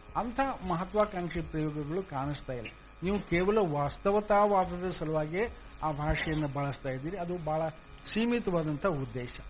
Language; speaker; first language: Kannada; native; Kannada